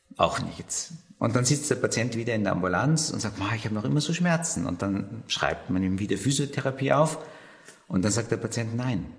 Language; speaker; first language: German; native; German